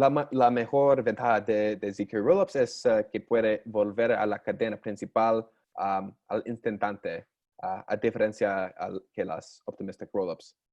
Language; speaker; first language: Spanish; non-native, learner; English